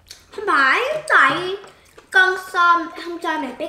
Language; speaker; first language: Vietnamese; early bilingual, heritage; Korean